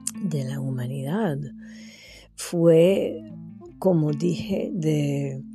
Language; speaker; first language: Spanish; non-native, fluent; French